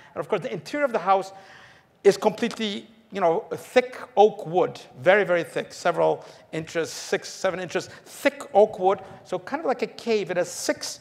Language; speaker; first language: English; early bilingual, other home language; Polish